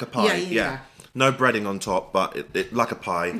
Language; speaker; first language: English; native; English